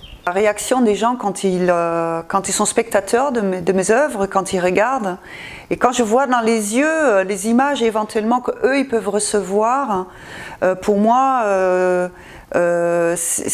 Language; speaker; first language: French; non-native, fluent; Dutch